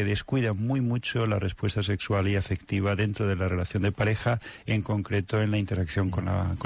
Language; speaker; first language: Spanish; native; Spanish